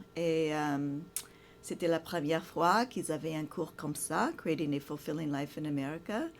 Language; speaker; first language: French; non-native, fluent; English